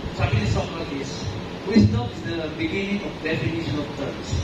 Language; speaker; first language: English; non-native, local second language; Filipino